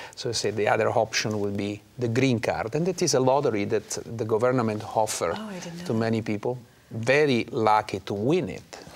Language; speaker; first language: English; non-native, fluent; Italian